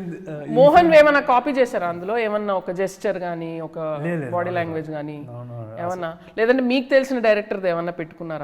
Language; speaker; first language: Telugu; native; Telugu